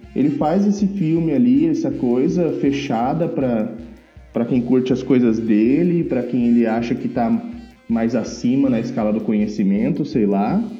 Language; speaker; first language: Portuguese; native; Portuguese